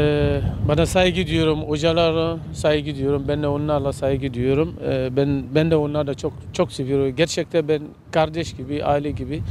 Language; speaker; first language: Turkish; non-native, learner; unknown